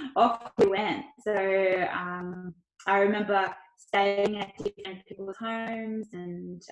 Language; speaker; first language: English; early bilingual, other home language; Ukrainian